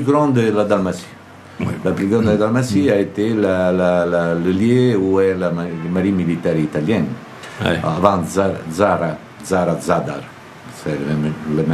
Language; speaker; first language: French; non-native, fluent; Italian